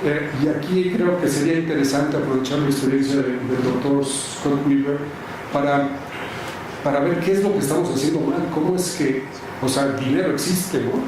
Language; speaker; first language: Spanish; native; Spanish